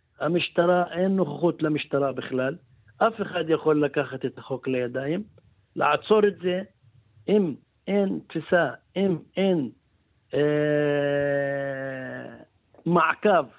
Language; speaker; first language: Hebrew; non-native, local second language; Arabic